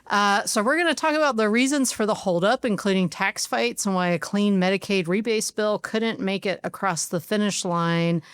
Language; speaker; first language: English; native; English